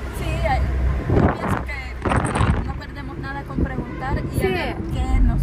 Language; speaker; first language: Spanish; native; Spanish